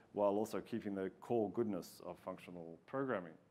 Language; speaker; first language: English; native; English